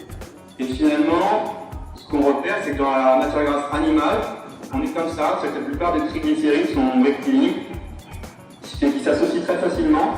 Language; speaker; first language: French; native; French